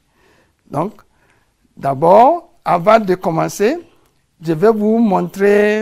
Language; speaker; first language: French; non-native, fluent; English